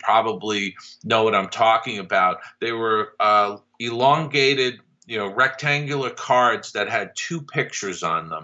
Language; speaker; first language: English; native; English